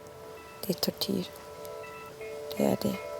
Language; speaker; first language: Swedish; early bilingual, other home language; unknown